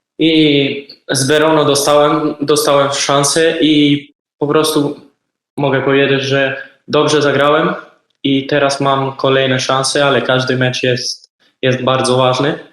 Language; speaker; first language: Polish; early bilingual, heritage; Polish